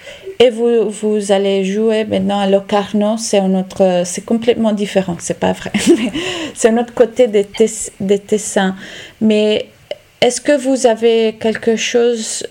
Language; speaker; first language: French; non-native, fluent; Italian